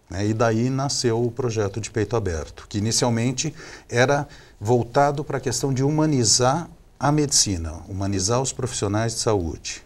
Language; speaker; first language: Portuguese; native; Portuguese